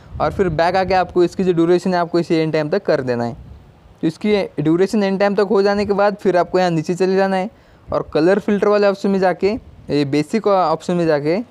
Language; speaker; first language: Hindi; non-native, local second language; Marathi